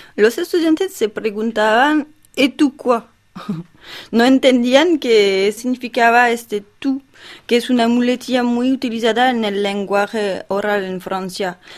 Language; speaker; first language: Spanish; non-native, fluent; French